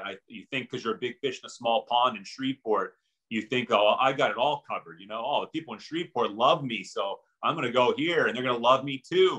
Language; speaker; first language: English; native; English